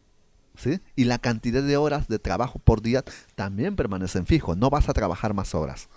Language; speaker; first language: Spanish; native; Spanish